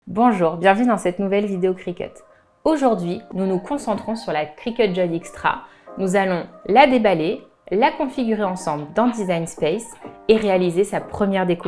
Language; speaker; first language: French; native; French